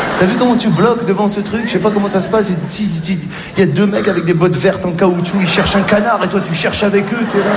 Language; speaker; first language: French; native; French